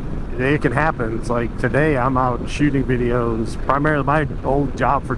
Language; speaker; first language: English; native; English